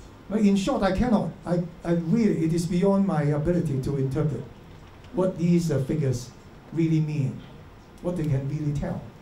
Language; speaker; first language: English; non-native, local second language; Cantonese